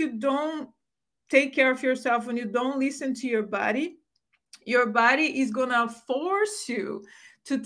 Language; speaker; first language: English; non-native, fluent; Portuguese